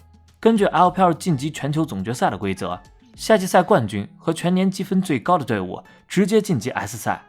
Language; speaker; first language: Chinese; native; Chinese